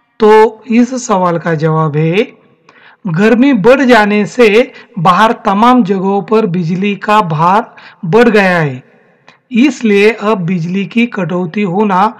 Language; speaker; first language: Hindi; non-native, local second language; Marathi